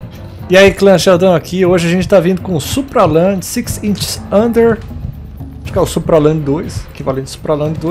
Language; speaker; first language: Portuguese; native; Portuguese